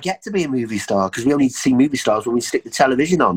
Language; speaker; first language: English; native; English